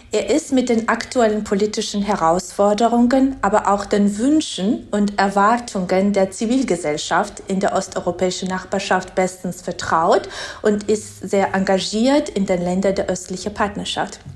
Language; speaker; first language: German; non-native, fluent; Georgian